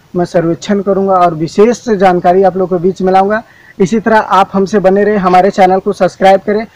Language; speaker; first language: Hindi; native; Hindi